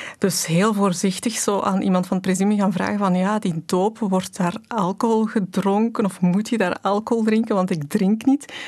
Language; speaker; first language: Dutch; early bilingual, other home language; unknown